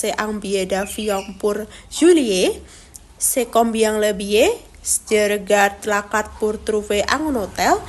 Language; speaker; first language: French; non-native, learner; Indonesian